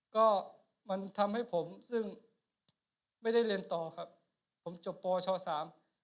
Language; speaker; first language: Thai; non-native, local second language; Akha